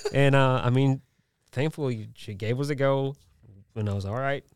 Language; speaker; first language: English; early bilingual, other home language; Spanish